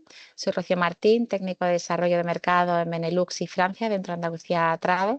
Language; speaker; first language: Spanish; native; Spanish